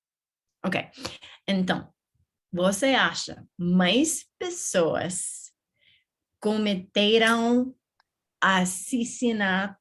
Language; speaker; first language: Portuguese; non-native, learner; English